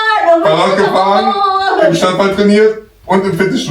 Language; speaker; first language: German; native; German